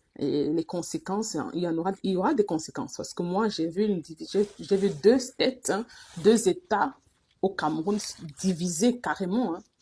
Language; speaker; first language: French; non-native, local second language; Duala